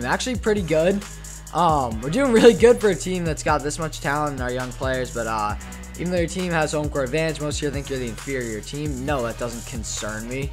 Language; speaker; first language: English; native; English